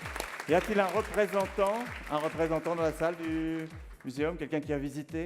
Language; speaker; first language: French; native; French